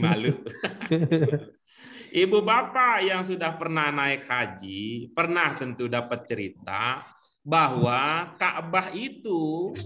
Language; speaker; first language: Indonesian; native; Indonesian